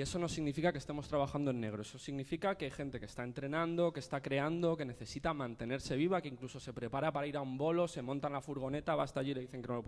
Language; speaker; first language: Spanish; native; Spanish